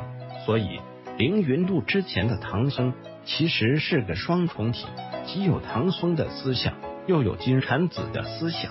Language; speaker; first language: Chinese; native; Chinese